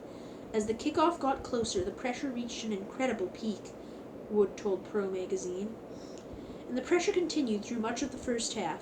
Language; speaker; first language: English; native; English